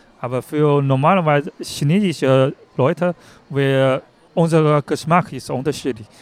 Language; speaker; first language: German; non-native, learner; Chinese